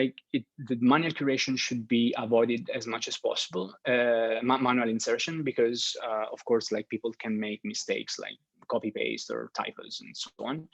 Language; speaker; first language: English; non-native, fluent; Italian